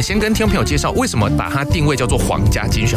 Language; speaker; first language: Chinese; native; Chinese